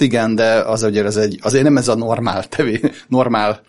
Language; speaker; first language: Hungarian; native; Hungarian